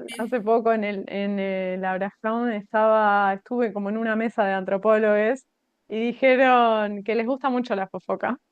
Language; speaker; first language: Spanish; native; Spanish